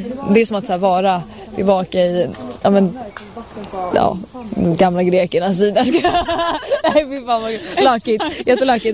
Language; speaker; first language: Swedish; native; Swedish